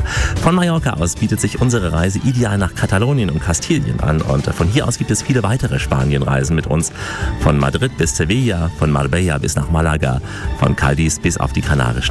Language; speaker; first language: German; native; German